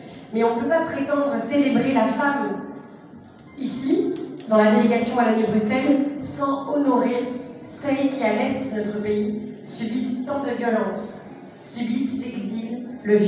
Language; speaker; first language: French; native; French